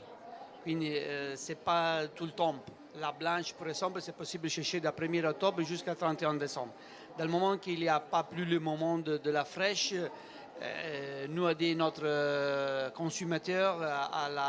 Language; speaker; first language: French; non-native, learner; Italian